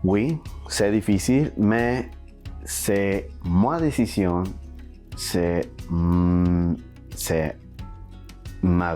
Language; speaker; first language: French; non-native, learner; Spanish